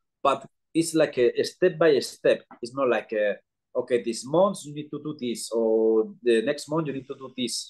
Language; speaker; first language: English; non-native, learner; Spanish